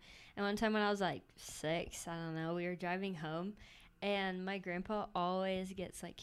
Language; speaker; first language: English; native; English